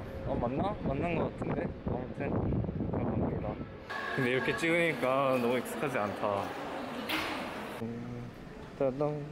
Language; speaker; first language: Korean; early bilingual, heritage; English